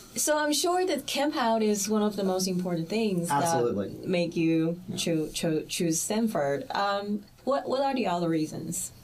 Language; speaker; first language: English; early bilingual, other home language; Chinese